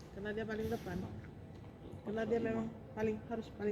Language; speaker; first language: Indonesian; native; Indonesian